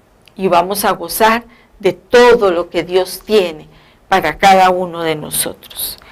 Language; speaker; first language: Spanish; native; Spanish